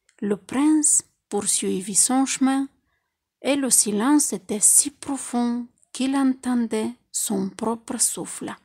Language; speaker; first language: French; non-native, fluent; Bulgarian